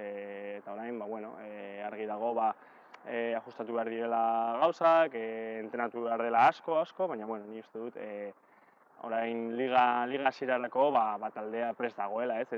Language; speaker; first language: Basque; non-native, local second language; Spanish